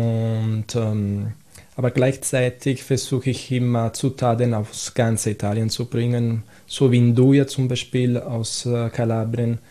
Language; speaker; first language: German; non-native, fluent; Italian